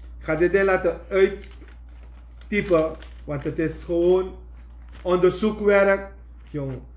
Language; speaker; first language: Dutch; native; Dutch